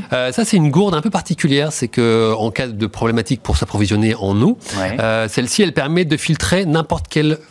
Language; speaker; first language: French; native; French